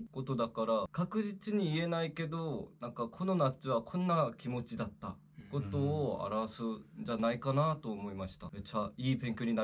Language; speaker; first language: Japanese; non-native, fluent; Korean